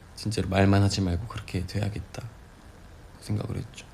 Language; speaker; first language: Korean; native; Korean